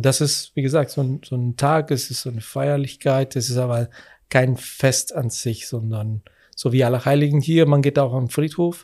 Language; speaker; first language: German; non-native, fluent; Spanish